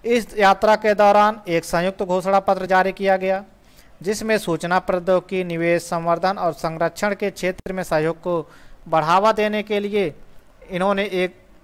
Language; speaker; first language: Hindi; native; Hindi